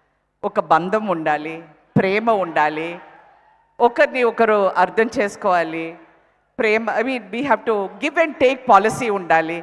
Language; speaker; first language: Telugu; non-native, fluent; Tamil